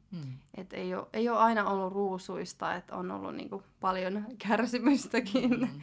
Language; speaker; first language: Finnish; early bilingual, other home language; Russian